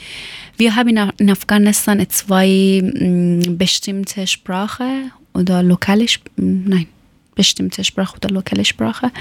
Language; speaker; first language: German; non-native, learner; Persian